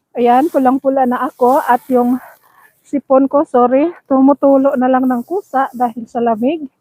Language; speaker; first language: Filipino; non-native, local second language; Cebuano